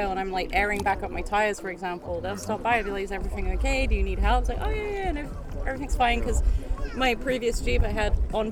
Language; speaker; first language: English; native; English